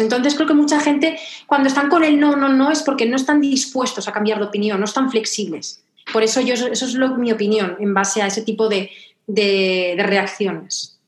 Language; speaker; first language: Spanish; native; Spanish